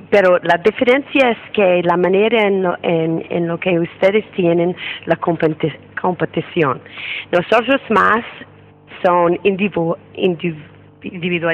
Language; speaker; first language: Spanish; non-native, fluent; English